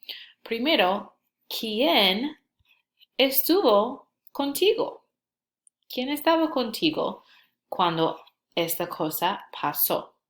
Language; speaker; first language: Spanish; non-native, fluent; English